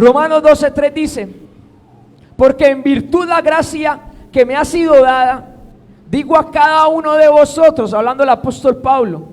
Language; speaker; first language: Spanish; native; Spanish